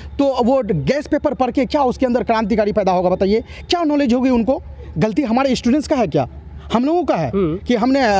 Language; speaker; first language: Hindi; native; Hindi